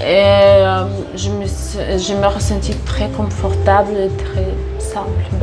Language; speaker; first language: French; non-native, fluent; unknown